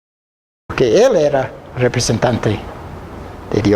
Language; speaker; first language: Spanish; non-native, fluent; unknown